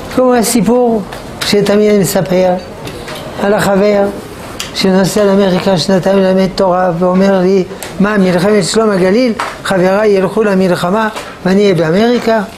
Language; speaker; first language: Hebrew; non-native, fluent; French